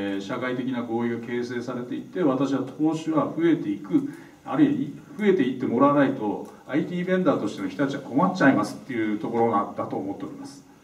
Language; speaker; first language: Japanese; native; Japanese